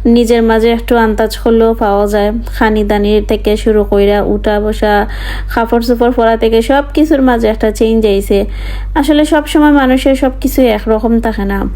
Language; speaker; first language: Bangla; non-native, local second language; Sylheti